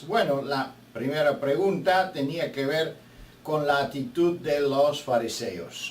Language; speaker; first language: Spanish; non-native, fluent; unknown